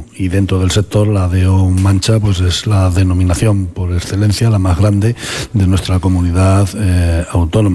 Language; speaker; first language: Spanish; native; Spanish